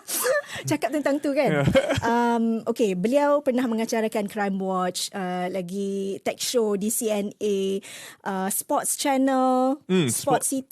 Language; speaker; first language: Malay; native; Malay